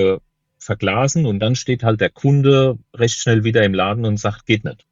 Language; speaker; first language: German; native; German